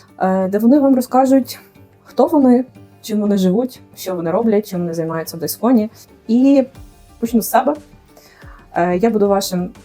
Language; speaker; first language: Ukrainian; native; Ukrainian